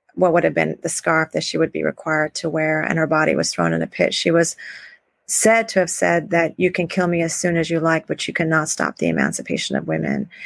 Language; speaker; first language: English; native; English